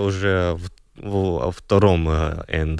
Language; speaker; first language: Russian; non-native, local second language; Latvian